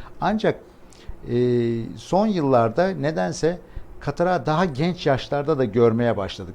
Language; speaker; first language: Turkish; native; Turkish